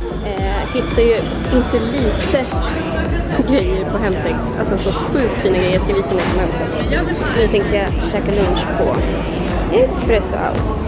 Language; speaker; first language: Swedish; native; Swedish